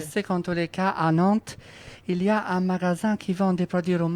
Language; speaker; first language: French; non-native, fluent; Romanian